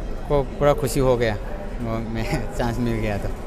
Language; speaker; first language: Hindi; non-native, local second language; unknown